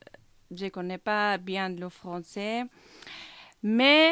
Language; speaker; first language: French; non-native, learner; Kurdish